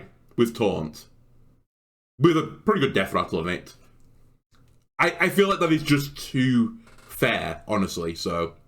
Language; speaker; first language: English; native; English